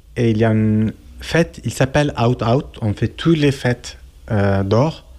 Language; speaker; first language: French; non-native, learner; Kurdish